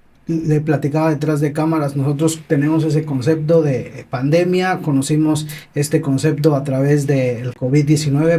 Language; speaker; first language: Spanish; native; Spanish